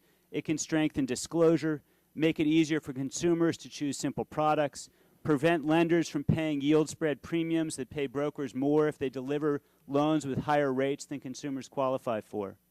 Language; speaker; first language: English; native; English